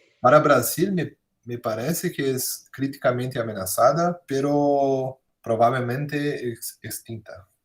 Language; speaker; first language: Spanish; non-native, fluent; Portuguese